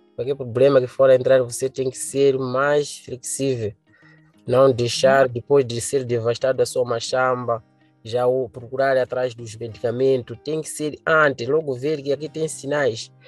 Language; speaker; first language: Portuguese; non-native, local second language; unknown